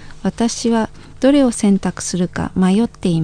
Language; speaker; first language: Japanese; non-native, learner; Indonesian